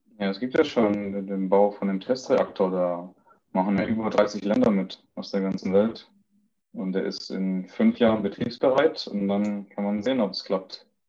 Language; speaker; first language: German; early bilingual, other home language; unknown